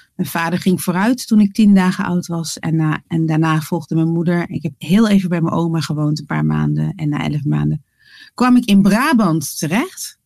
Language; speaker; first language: Dutch; native; Dutch